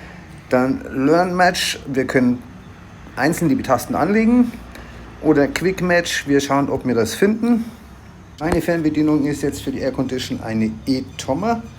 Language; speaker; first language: German; native; German